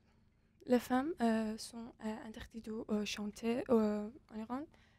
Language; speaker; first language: French; non-native, fluent; Persian